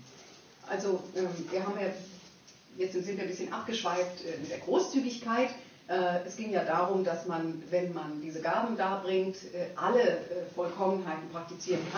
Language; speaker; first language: German; native; German